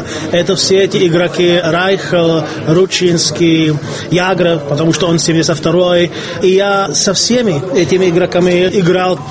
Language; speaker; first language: Russian; non-native, fluent; Czech